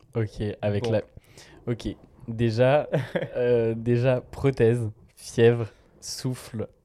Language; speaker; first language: French; native; French